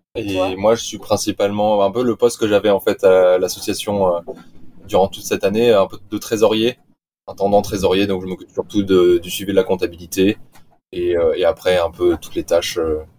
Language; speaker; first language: French; native; French